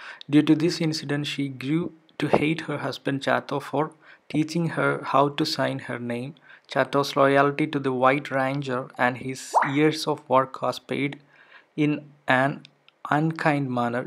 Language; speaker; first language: English; non-native, local second language; Malayalam